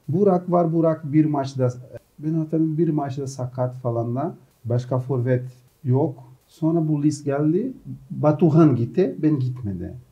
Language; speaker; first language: Turkish; non-native, learner; Portuguese